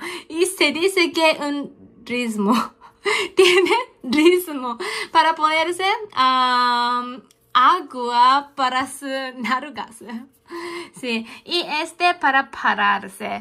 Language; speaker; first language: Spanish; non-native, learner; Japanese